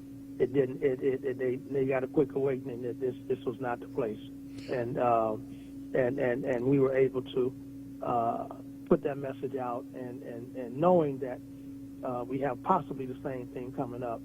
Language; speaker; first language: English; native; English